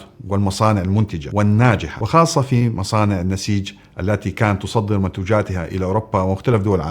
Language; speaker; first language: Arabic; native; Arabic